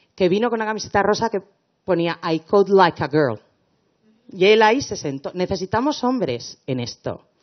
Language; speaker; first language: Spanish; native; Spanish